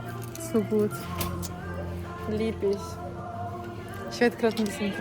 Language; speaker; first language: German; early bilingual, other home language; Bosnian